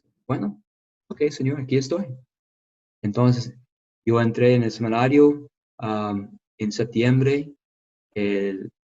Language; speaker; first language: Spanish; non-native, fluent; English